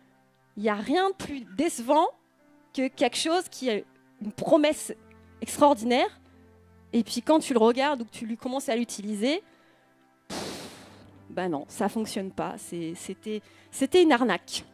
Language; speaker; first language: French; native; French